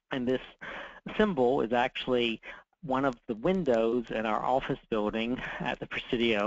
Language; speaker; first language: English; native; English